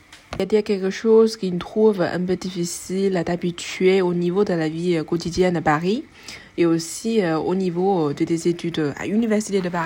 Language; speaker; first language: French; non-native, fluent; Chinese